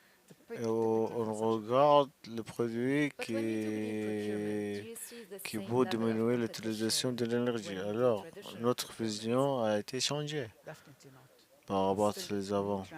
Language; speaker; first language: French; non-native, learner; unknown